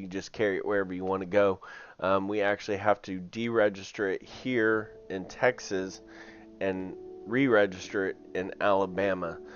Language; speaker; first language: English; native; English